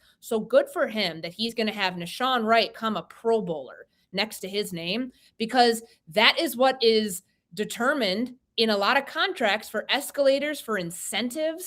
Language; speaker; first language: English; native; English